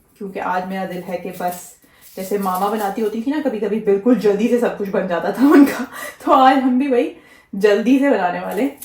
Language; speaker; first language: Urdu; native; Urdu